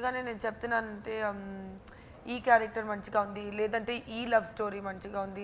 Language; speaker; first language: Telugu; non-native, fluent; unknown